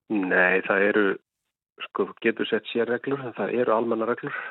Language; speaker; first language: Icelandic; native; Icelandic